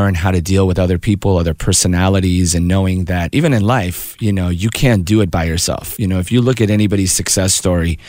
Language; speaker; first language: English; early bilingual, other home language; Persian